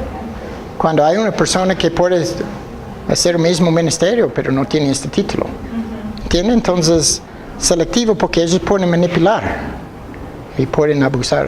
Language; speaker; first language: Spanish; non-native, fluent; English